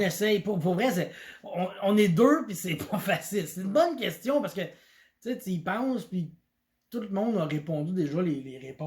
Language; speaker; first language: French; native; French